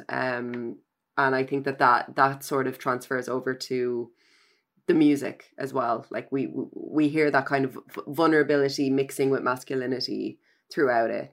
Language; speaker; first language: English; native; English